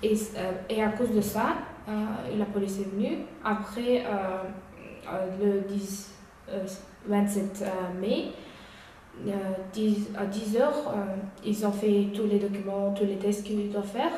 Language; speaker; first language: French; non-native, learner; Uyghur